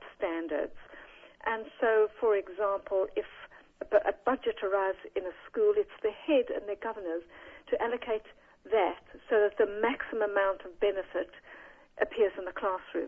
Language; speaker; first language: English; native; English